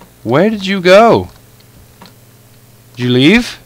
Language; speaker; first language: English; native; English